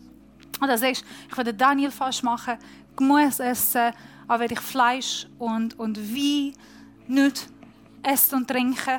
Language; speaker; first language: German; non-native, fluent; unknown